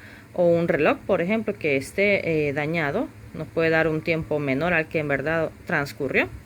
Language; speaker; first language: Spanish; native; Spanish